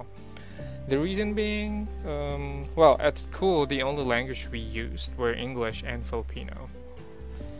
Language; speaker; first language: English; non-native, local second language; Pangasinan